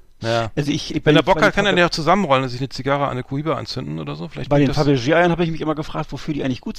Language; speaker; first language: German; native; German